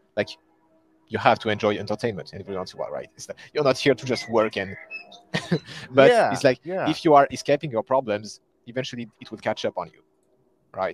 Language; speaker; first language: English; non-native, fluent; French